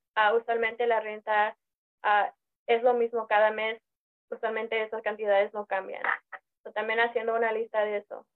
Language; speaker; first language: Spanish; early bilingual, heritage; Spanish